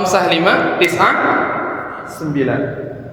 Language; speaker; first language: Arabic; non-native, fluent; Indonesian